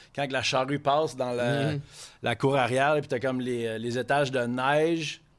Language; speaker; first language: French; native; French